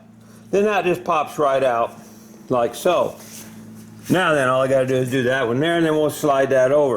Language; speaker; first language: English; native; English